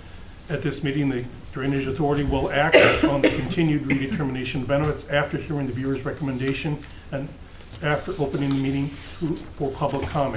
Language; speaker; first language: English; native; English